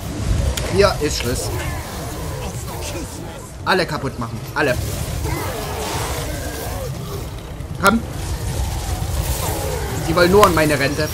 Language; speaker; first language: German; native; German